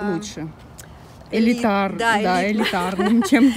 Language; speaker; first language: Russian; native; Russian